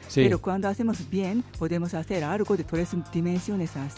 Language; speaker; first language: Spanish; non-native, learner; Japanese